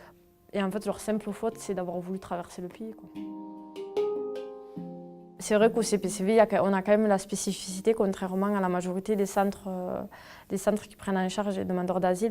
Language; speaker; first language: French; native; French